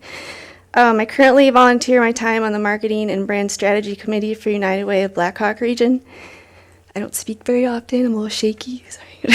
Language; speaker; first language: English; native; English